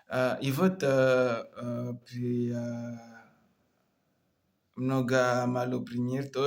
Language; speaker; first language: Russian; non-native, learner; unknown